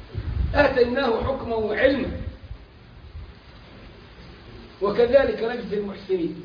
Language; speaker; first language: Arabic; native; Arabic